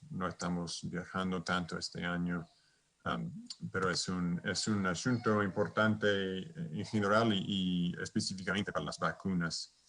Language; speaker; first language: Spanish; non-native, fluent; English